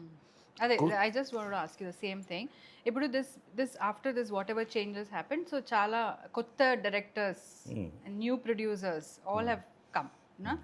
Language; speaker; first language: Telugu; non-native, fluent; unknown